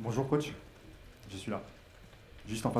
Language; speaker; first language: French; native; French